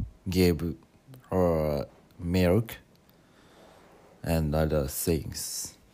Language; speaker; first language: English; non-native, learner; Japanese